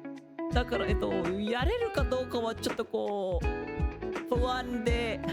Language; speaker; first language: Japanese; non-native, fluent; English